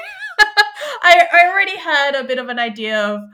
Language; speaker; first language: English; native; English